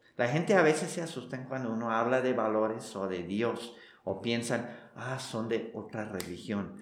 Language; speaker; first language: Spanish; non-native, fluent; English